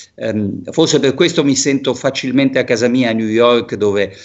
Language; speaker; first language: Italian; native; Italian